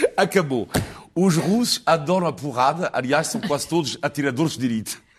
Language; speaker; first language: Portuguese; non-native, fluent; French